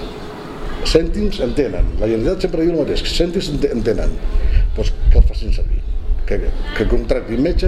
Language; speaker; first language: Catalan; native; Catalan